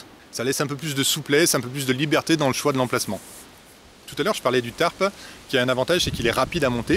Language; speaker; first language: French; native; French